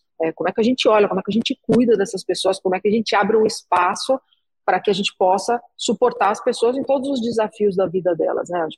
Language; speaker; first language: Portuguese; native; Portuguese